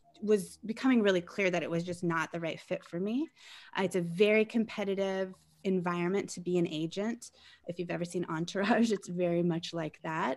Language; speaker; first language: English; native; English